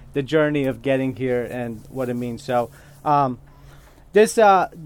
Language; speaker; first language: English; non-native, fluent; Kurdish